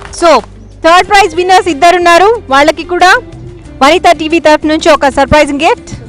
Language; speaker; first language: Telugu; native; Telugu